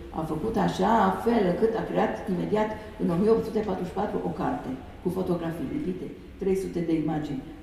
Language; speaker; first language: Romanian; early bilingual, heritage; Romanian